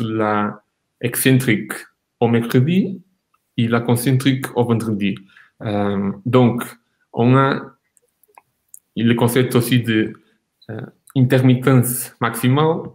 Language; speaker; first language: French; non-native, fluent; Portuguese